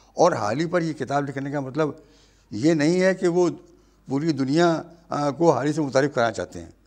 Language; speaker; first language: Urdu; native; Urdu